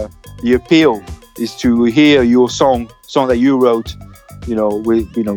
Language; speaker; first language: English; non-native, fluent; French